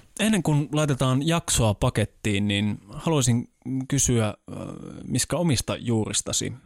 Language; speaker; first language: Finnish; native; Finnish